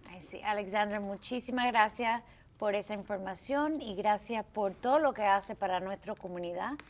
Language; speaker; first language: Spanish; early bilingual, heritage; English